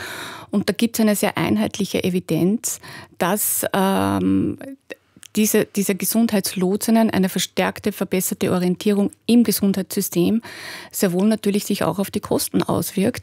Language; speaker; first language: German; native; German